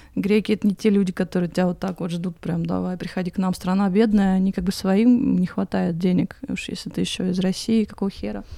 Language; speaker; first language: Russian; native; Russian